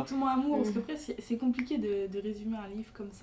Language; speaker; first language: French; native; French